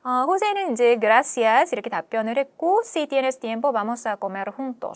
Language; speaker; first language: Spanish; non-native, fluent; Korean